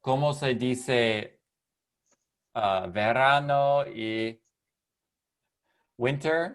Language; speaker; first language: Spanish; non-native, learner; English